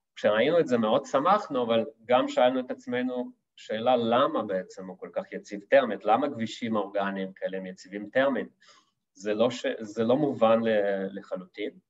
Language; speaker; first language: Hebrew; non-native, fluent; Russian